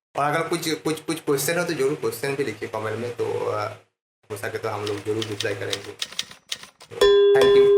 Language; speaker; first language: Hindi; non-native, local second language; Bangla